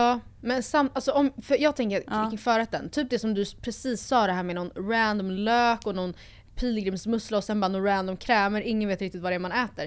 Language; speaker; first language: Swedish; native; Swedish